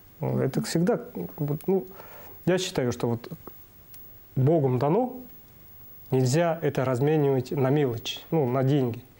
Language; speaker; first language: Russian; non-native, local second language; Buriat